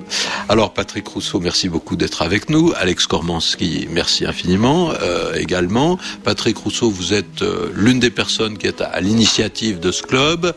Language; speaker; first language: French; native; French